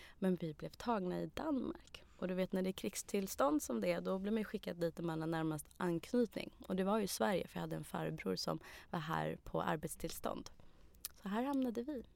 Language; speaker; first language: Swedish; early bilingual, other home language; Arabic